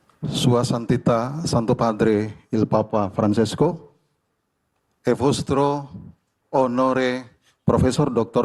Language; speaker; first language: Italian; non-native, learner; Indonesian